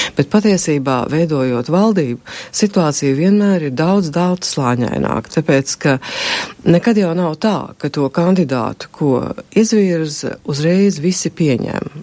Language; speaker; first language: Latvian; native; Latvian